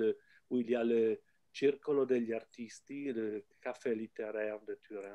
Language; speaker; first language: French; non-native, fluent; Italian